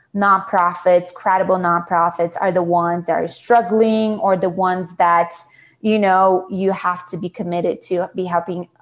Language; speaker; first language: English; non-native, fluent; Portuguese